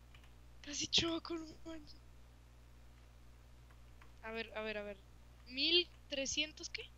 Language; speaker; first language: Spanish; native; Spanish